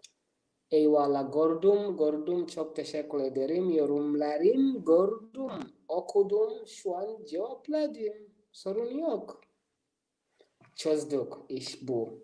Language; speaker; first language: Turkish; non-native, learner; Swahili